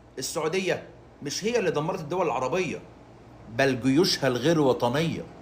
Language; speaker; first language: Arabic; native; Arabic